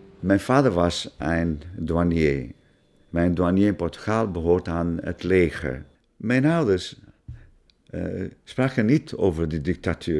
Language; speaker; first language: Dutch; non-native, fluent; Portuguese